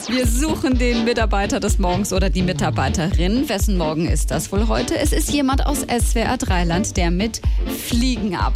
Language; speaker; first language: German; native; German